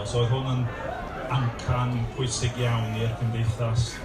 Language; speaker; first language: Welsh; non-native, local second language; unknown